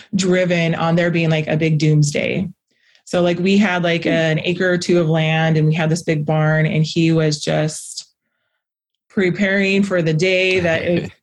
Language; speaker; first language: English; native; English